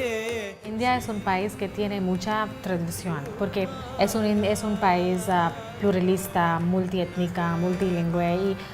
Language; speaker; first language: Spanish; non-native, fluent; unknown